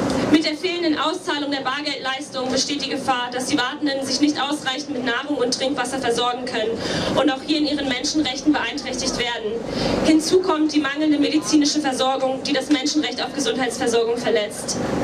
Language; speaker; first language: German; native; German